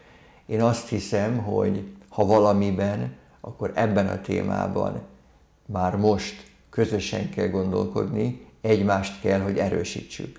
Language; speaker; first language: Hungarian; native; Hungarian